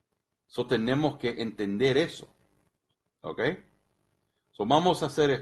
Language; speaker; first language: Spanish; early bilingual, heritage; Spanish